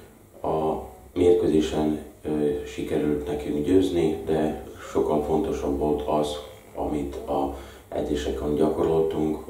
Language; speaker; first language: Hungarian; non-native, fluent; Slovak